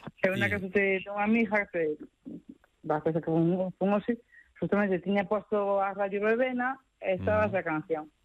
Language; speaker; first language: Galician; early bilingual, heritage; Galician